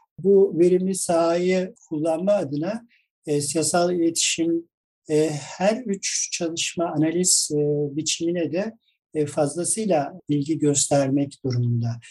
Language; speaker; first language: Turkish; native; Turkish